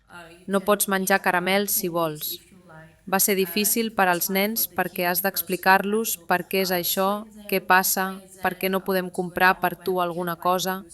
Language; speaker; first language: Catalan; non-native, fluent; Armenian